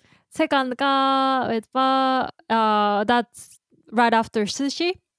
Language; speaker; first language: English; non-native, fluent; Japanese